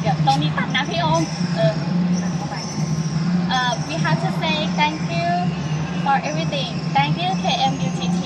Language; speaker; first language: English; non-native, learner; Thai